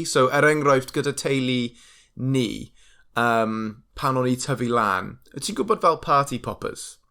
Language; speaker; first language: Welsh; non-native, local second language; English